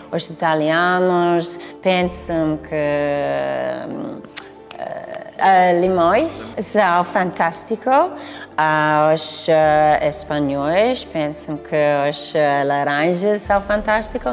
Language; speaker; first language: Portuguese; non-native, learner; English